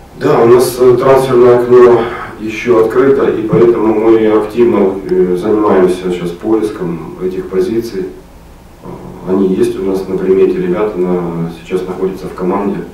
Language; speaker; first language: Russian; native; Russian